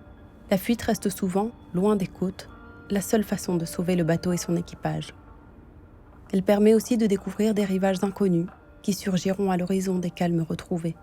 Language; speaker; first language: French; native; French